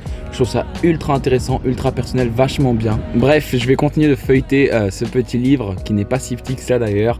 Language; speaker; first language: French; native; French